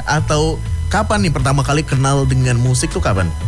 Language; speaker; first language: Indonesian; native; Indonesian